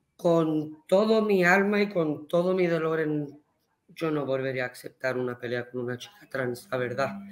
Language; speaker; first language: Spanish; early bilingual, heritage; Spanish